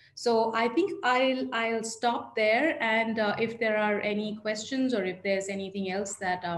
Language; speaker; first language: English; non-native, local second language; Hindi